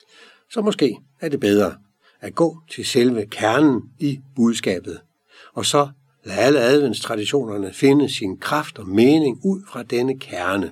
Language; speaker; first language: Danish; native; Danish